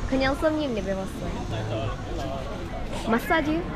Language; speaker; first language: Korean; non-native, learner; Vietnamese